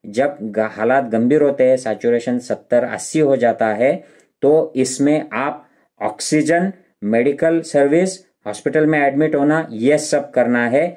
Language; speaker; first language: Hindi; non-native, local second language; Marathi